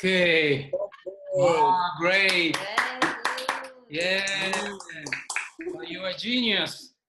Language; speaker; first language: English; non-native, learner; Japanese